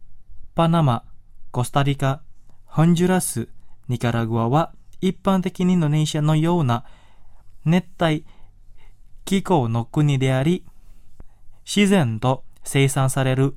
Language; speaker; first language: Japanese; non-native, fluent; Indonesian